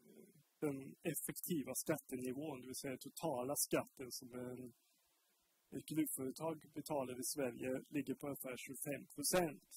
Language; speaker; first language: Swedish; native; Swedish